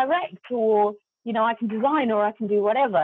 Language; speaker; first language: English; non-native, local second language; Gujarati